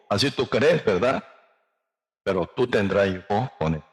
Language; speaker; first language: Spanish; non-native, learner; Korean